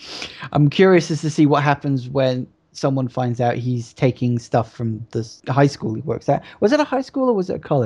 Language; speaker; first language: English; native; English